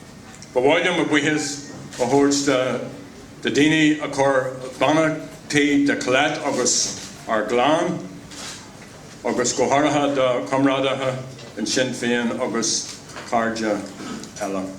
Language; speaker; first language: Irish; non-native, local second language; English